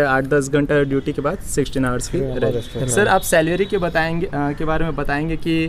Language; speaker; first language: Hindi; native; Hindi